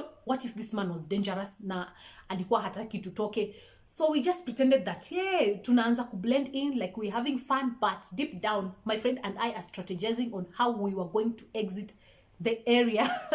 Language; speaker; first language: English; non-native, local second language; Swahili